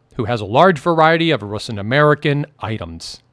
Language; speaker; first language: English; native; English